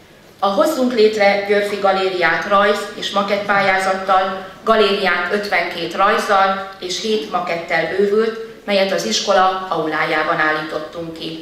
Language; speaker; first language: Hungarian; native; Hungarian